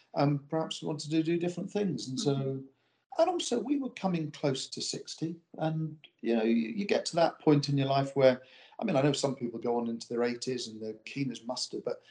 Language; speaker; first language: English; native; English